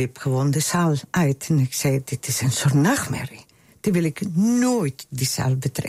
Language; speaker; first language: Dutch; non-native, fluent; Spanish